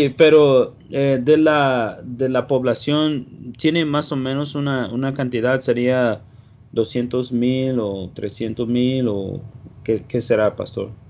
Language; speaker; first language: Spanish; non-native, fluent; English